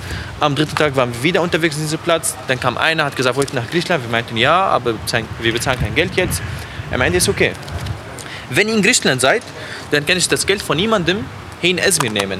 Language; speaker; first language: German; non-native, fluent; Arabic